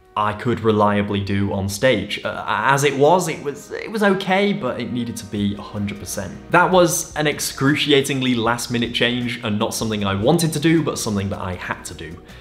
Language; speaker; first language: English; native; English